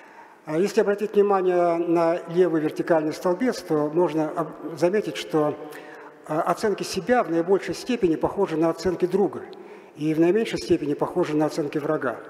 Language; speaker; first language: Russian; native; Russian